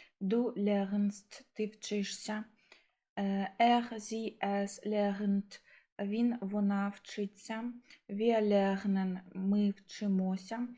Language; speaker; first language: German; non-native, fluent; Ukrainian